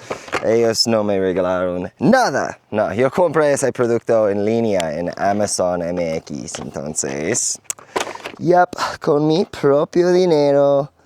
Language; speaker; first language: Spanish; non-native, learner; English